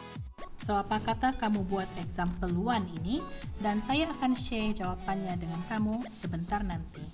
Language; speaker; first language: Malay; native; Malay